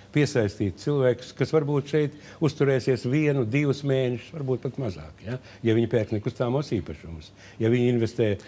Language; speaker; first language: Latvian; non-native, local second language; Russian